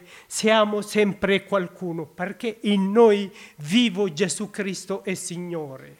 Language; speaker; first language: Italian; non-native, learner; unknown